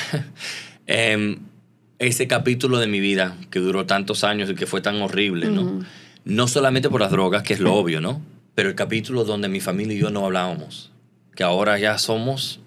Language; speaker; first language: Spanish; native; Spanish